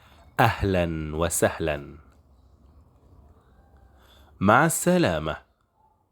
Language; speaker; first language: Arabic; non-native, fluent; Indonesian